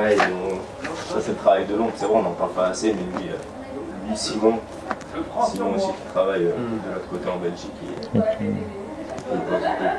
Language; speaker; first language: French; native; French